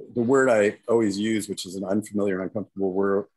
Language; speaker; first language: English; native; English